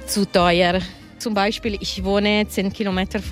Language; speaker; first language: German; non-native, learner; Italian